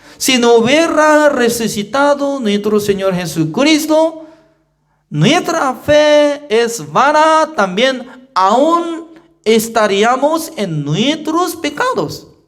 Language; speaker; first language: Spanish; non-native, fluent; Korean